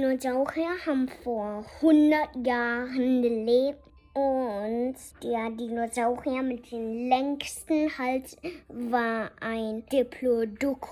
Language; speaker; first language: German; early bilingual, heritage; German